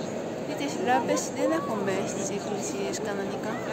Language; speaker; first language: Greek; non-native, fluent; Japanese